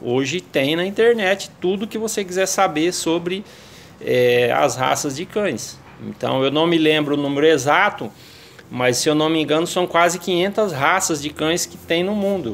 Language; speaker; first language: Portuguese; native; Portuguese